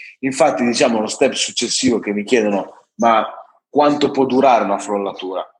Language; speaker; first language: Italian; native; Italian